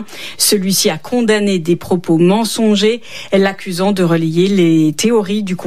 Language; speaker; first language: French; native; French